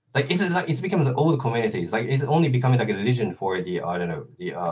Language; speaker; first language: English; non-native, fluent; Japanese